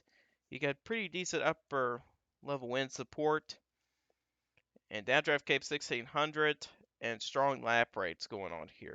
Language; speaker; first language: English; native; English